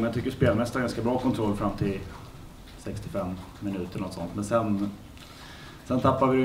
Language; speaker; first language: Swedish; native; Swedish